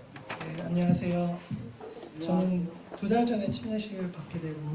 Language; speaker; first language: Korean; native; Korean